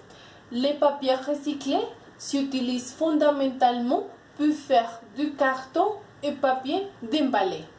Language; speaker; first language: French; non-native, learner; Spanish